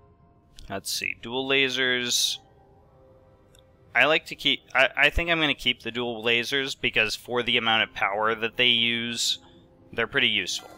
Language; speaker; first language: English; native; English